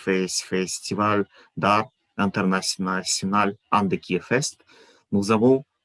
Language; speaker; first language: French; non-native, fluent; Ukrainian